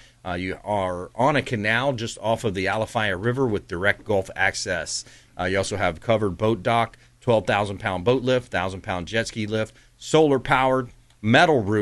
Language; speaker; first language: English; native; English